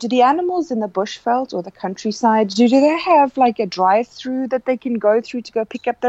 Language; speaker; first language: English; native; English